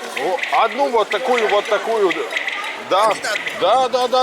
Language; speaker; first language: Russian; non-native, fluent; Latvian